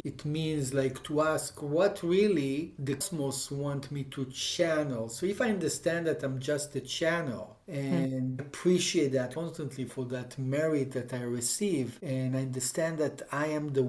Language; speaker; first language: English; non-native, fluent; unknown